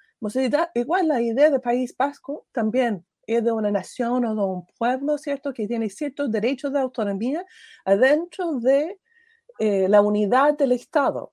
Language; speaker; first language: Spanish; non-native, fluent; English